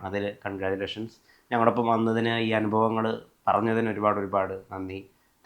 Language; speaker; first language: Malayalam; native; Malayalam